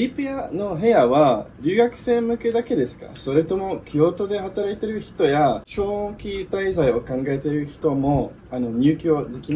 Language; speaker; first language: Japanese; non-native, fluent; English